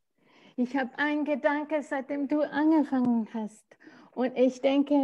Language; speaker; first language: German; non-native, fluent; Spanish